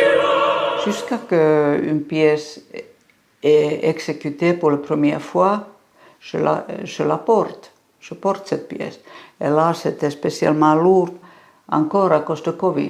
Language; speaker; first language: French; non-native, fluent; Finnish